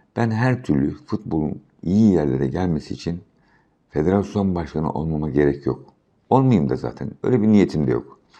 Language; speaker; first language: Turkish; native; Turkish